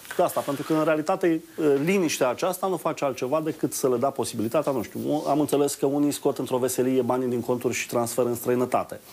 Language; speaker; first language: Romanian; native; Romanian